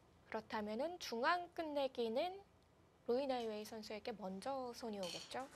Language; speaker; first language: Korean; native; Korean